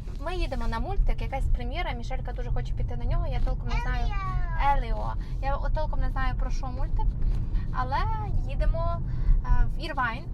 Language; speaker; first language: Ukrainian; native; Ukrainian